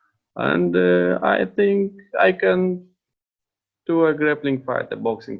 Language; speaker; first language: English; non-native, learner; Romanian